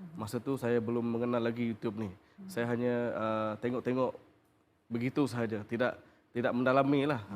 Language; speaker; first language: Malay; non-native, local second language; Iban